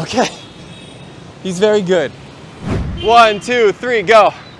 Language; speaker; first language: English; native; English